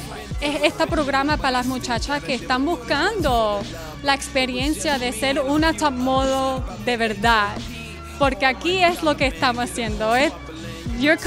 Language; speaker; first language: Spanish; early bilingual, heritage; English